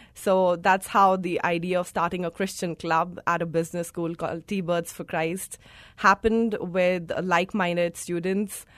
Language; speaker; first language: English; non-native, local second language; Hindi